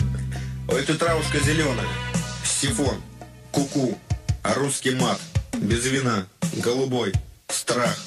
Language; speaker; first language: Russian; native; Russian